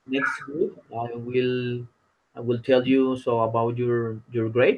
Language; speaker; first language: English; non-native, learner; Spanish